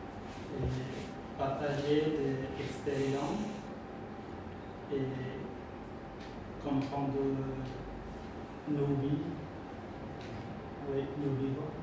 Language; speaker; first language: French; non-native, learner; Khmer